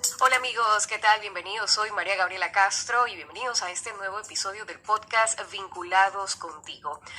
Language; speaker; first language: Spanish; native; Spanish